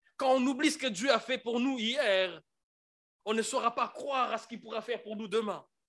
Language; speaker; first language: French; non-native, local second language; Lingala